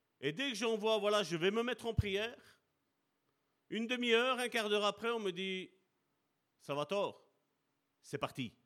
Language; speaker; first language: French; early bilingual, other home language; Italian